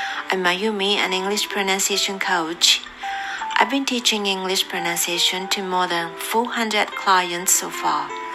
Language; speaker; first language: English; non-native, fluent; Japanese